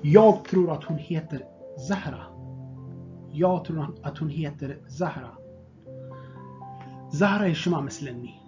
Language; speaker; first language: Swedish; non-native, fluent; Tigrinya